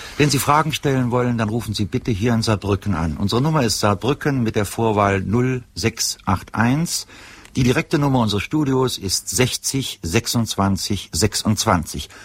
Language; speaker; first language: German; native; German